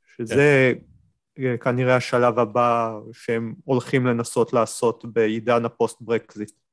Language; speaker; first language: Hebrew; native; Hebrew